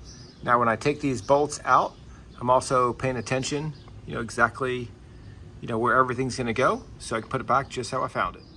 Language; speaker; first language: English; native; English